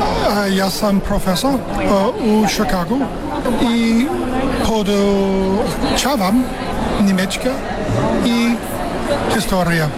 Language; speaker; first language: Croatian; non-native, learner; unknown